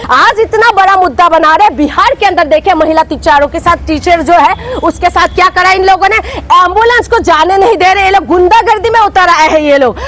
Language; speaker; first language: Hindi; non-native, local second language; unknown